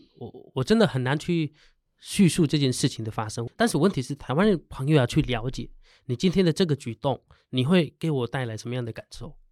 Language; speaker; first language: Chinese; non-native, fluent; Hindi